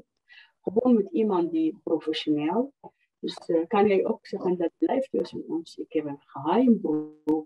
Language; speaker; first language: Dutch; non-native, fluent; Arabic